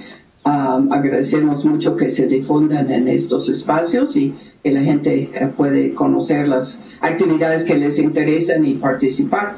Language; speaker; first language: Spanish; native; Spanish